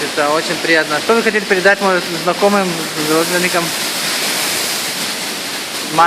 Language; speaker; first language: Russian; non-native, fluent; Lithuanian